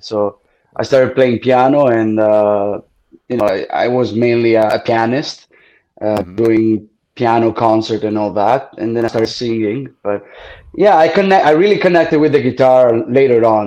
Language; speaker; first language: English; non-native, fluent; Italian